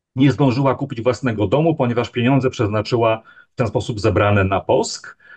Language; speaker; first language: Polish; native; Polish